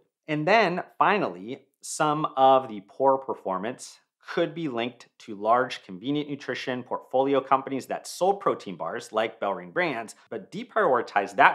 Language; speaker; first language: English; native; English